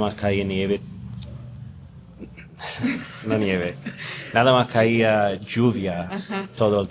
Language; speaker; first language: Spanish; non-native, fluent; English